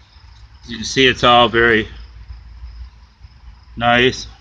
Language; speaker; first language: English; native; English